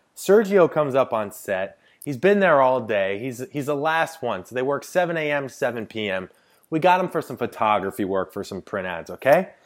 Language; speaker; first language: English; native; English